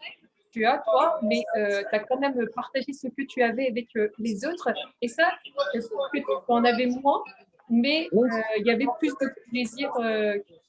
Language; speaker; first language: French; native; French